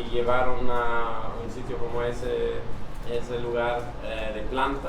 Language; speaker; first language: Spanish; non-native, fluent; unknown